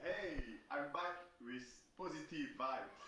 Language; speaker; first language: English; non-native, learner; French